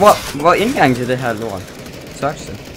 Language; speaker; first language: Danish; native; Danish